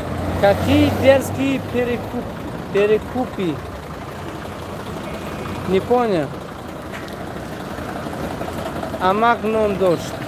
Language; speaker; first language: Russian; non-native, local second language; Tajik